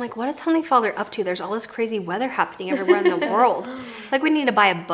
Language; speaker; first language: English; native; English